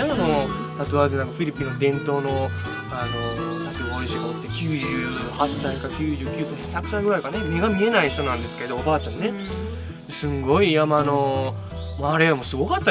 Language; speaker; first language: Japanese; native; Japanese